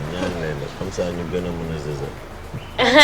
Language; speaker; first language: French; non-native, local second language; Wolof